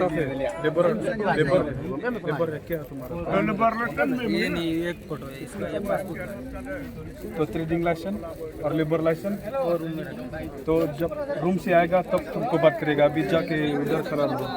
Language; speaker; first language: Hindi; non-native, local second language; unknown